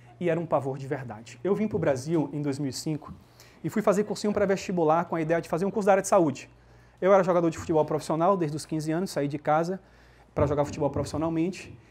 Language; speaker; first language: Portuguese; early bilingual, heritage; Portuguese